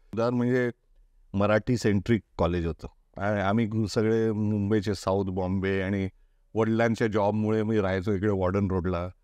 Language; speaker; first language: Marathi; non-native, local second language; Konkani